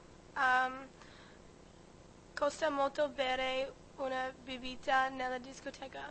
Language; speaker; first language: Italian; non-native, learner; English